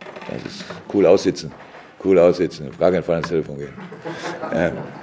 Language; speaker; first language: German; native; German